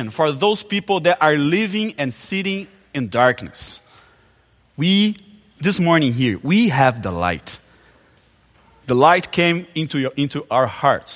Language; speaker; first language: English; non-native, fluent; Portuguese